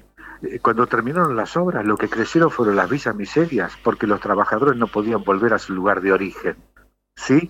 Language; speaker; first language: Spanish; native; Spanish